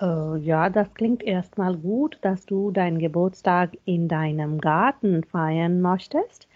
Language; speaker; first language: German; non-native, fluent; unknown